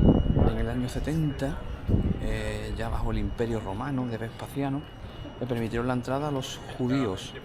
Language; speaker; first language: Spanish; native; Spanish